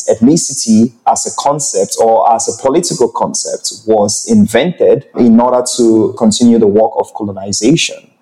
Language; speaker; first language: English; non-native, local second language; Igbo